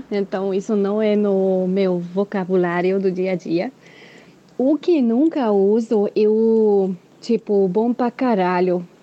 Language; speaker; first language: Portuguese; non-native, fluent; Hungarian